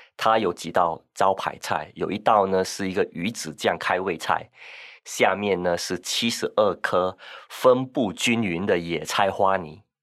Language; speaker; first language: Chinese; non-native, local second language; Min Nan Chinese